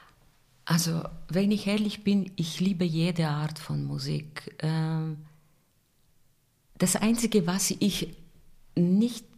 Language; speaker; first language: German; non-native, fluent; Bulgarian